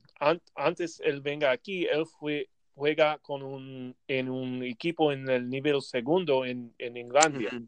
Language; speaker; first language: Spanish; non-native, learner; English